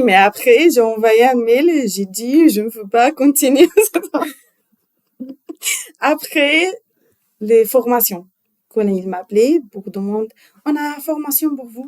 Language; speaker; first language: French; non-native, learner; Arabic